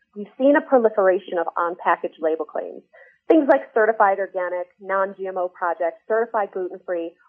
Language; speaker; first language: English; native; English